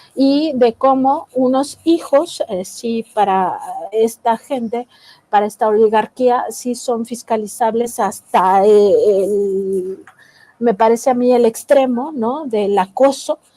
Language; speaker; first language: Spanish; native; Spanish